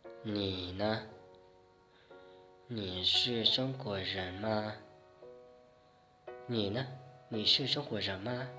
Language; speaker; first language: Chinese; non-native, fluent; Hmong